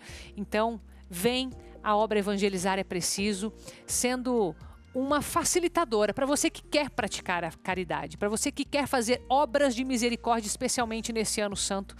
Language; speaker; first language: Portuguese; native; Portuguese